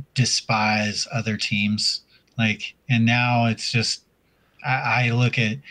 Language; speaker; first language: English; native; English